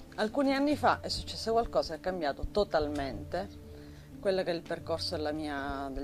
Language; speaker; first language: Italian; native; Italian